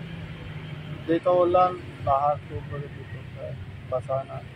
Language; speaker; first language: Filipino; non-native, learner; Punjabi